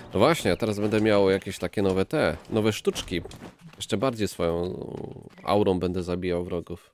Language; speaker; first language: Polish; native; Polish